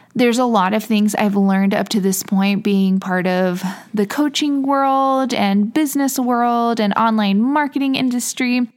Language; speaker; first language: English; native; English